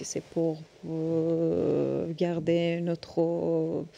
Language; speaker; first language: French; non-native, learner; Persian